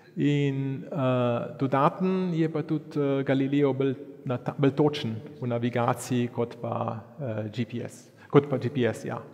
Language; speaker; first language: Slovenian; early bilingual, heritage; Slovenian